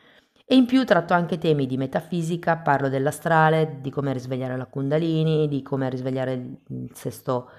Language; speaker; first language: Italian; native; Italian